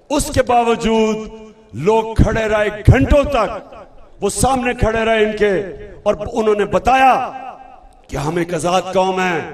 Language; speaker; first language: Urdu; native; Urdu